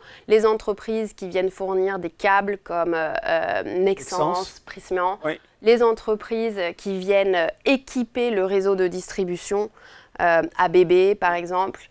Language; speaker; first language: French; native; French